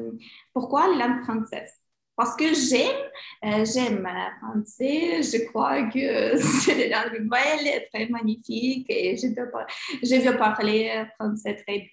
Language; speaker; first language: French; non-native, learner; Ukrainian